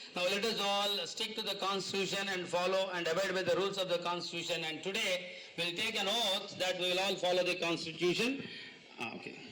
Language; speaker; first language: English; non-native, local second language; Telugu